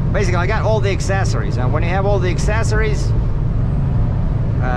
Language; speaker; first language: English; native; English